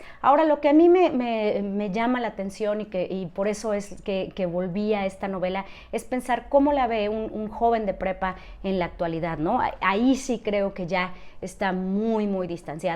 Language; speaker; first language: Spanish; native; Spanish